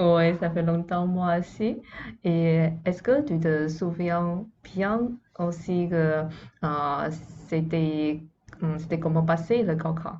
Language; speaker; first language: French; non-native, fluent; Chinese